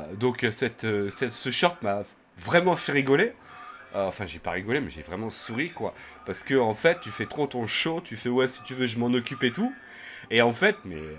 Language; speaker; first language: French; native; French